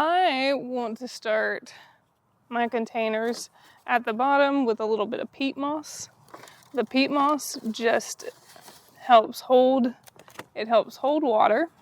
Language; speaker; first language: English; native; English